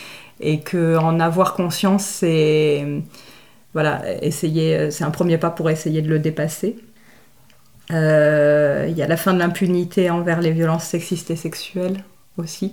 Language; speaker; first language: French; native; French